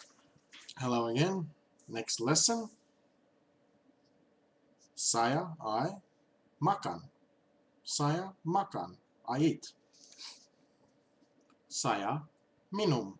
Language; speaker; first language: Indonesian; non-native, learner; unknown